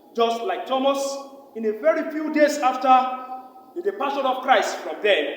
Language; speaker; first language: English; non-native, local second language; Yoruba